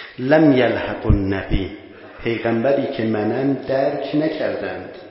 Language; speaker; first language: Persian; non-native, local second language; Azerbaijani